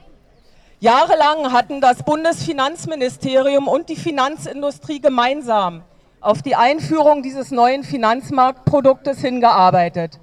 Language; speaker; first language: German; native; German